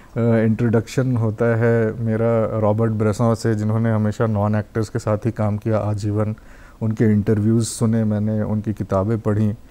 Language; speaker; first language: Hindi; non-native, local second language; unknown